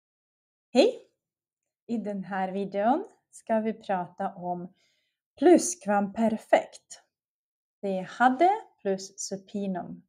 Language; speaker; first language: Swedish; non-native, fluent; Russian